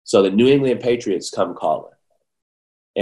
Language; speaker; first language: English; native; English